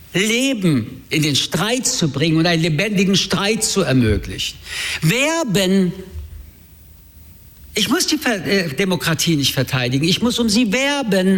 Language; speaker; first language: German; early bilingual, other home language; French